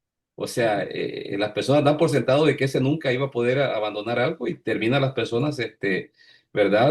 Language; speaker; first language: Spanish; native; Spanish